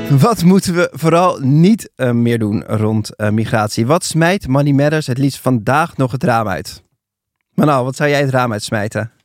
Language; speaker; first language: Dutch; native; Dutch